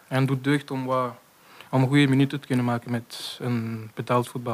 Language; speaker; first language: Dutch; non-native, local second language; French